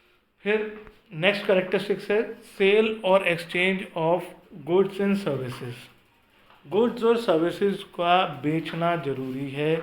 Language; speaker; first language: Hindi; native; Hindi